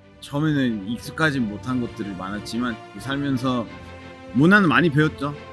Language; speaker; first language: Korean; non-native, fluent; Spanish